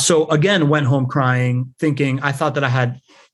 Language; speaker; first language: English; early bilingual, other home language; Spanish